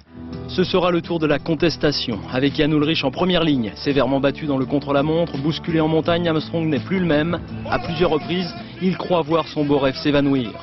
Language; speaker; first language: French; native; French